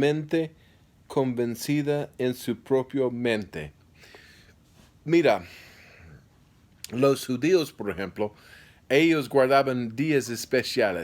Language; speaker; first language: Spanish; non-native, fluent; English